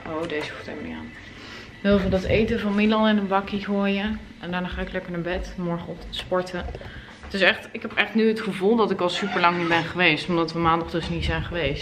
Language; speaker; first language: Dutch; native; Dutch